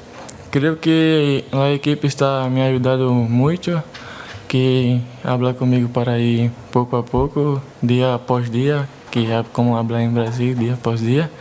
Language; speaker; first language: Spanish; non-native, learner; Portuguese